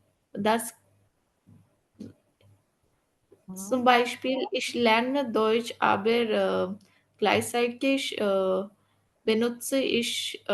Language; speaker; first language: German; non-native, learner; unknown